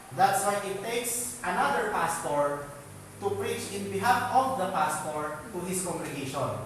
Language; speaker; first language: English; non-native, local second language; Filipino